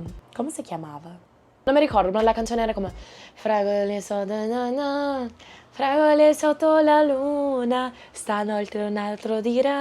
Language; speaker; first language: Italian; non-native, learner; Portuguese